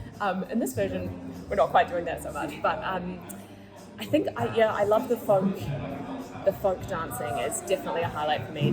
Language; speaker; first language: English; native; English